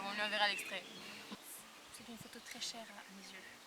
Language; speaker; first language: French; native; French